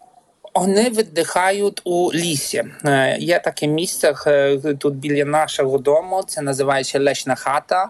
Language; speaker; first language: Ukrainian; non-native, learner; Polish